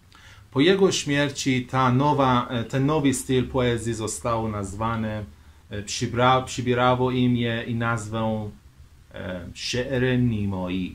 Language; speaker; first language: Polish; non-native, fluent; Persian